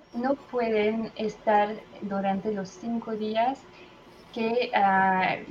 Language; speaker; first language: Spanish; non-native, fluent; French